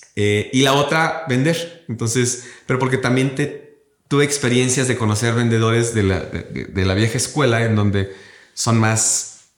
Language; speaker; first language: Spanish; native; Spanish